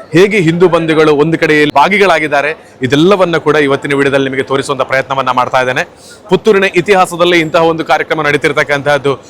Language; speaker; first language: Kannada; native; Kannada